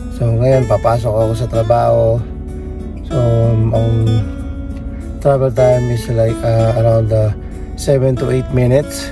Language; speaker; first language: Filipino; native; Filipino